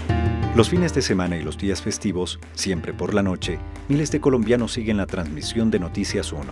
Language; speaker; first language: Spanish; native; Spanish